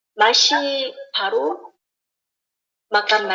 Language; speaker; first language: Indonesian; non-native, learner; Korean